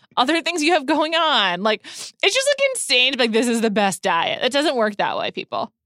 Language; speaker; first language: English; native; English